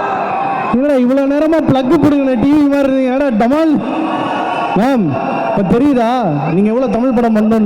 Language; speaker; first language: Tamil; native; Tamil